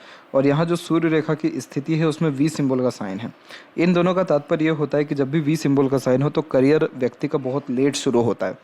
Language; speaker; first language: Hindi; native; Hindi